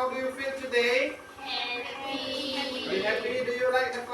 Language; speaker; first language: English; non-native, learner; Indonesian